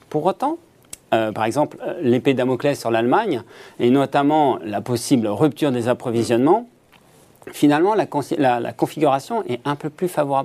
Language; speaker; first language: French; native; French